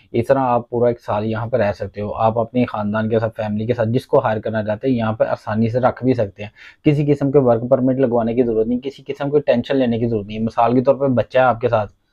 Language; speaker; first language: Urdu; non-native, local second language; Punjabi